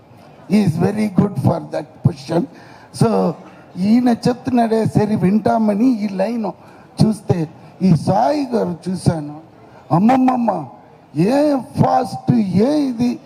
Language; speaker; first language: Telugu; non-native, learner; Tamil